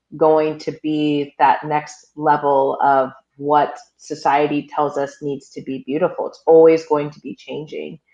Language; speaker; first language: English; early bilingual, other home language; Haitian Creole